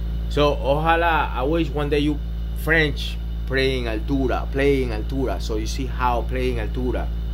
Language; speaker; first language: English; non-native, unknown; Spanish